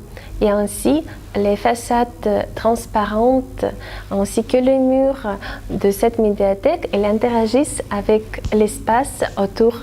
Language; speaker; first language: French; non-native, fluent; Russian